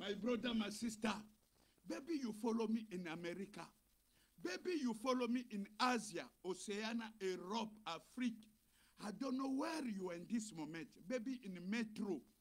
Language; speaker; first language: English; non-native, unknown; Lingala